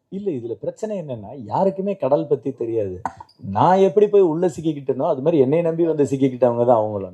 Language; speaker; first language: Tamil; native; Tamil